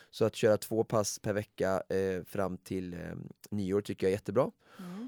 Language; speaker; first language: Swedish; native; Swedish